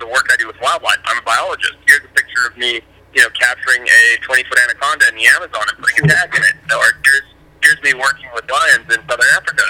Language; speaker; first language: English; native; English